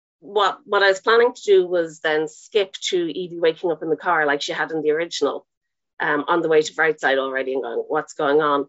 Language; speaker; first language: English; native; English